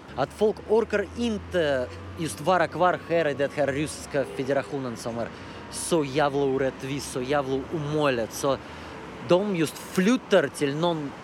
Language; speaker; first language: Swedish; non-native, fluent; Russian